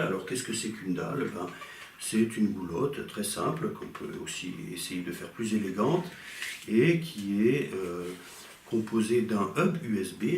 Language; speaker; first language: French; native; French